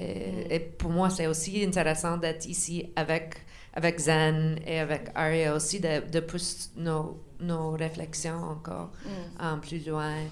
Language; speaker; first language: French; non-native, local second language; English